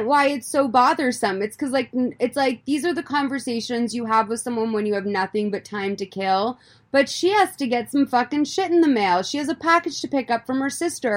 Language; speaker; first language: English; native; English